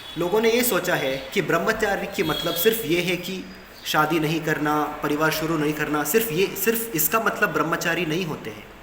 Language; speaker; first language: Hindi; non-native, local second language; Kannada